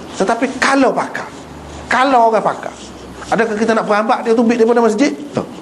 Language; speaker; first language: Malay; native; Malay